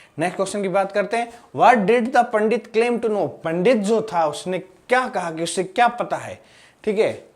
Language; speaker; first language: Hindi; non-native, local second language; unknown